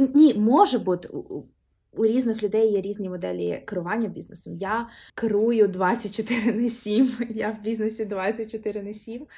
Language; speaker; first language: Ukrainian; non-native, local second language; Russian